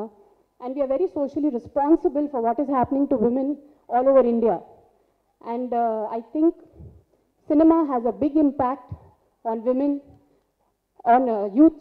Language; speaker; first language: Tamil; non-native, local second language; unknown